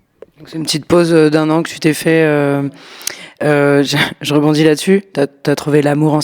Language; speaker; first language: French; native; French